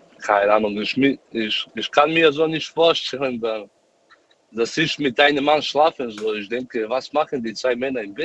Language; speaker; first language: German; non-native, learner; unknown